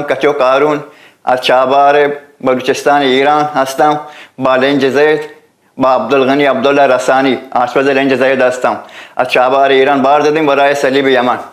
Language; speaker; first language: Persian; non-native, local second language; Baluchi